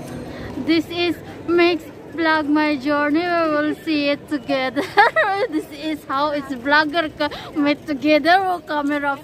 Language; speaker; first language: English; non-native, learner; Filipino